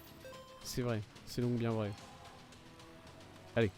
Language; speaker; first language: French; native; French